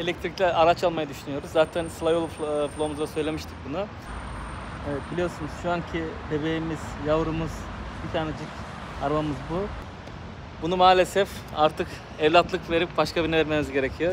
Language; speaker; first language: Turkish; native; Turkish